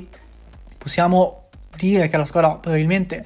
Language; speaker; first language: Italian; native; Italian